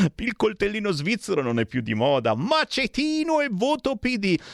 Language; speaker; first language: Italian; native; Italian